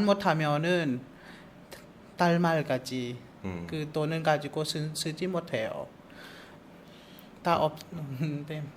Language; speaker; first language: Korean; non-native, learner; Lao